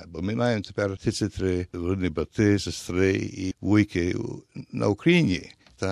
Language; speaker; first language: Ukrainian; early bilingual, heritage; Ukrainian